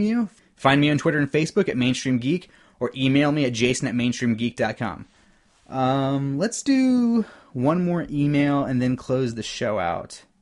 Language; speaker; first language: English; native; English